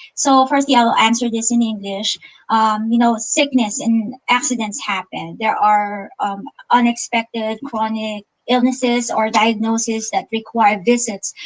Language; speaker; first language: English; non-native, local second language; Filipino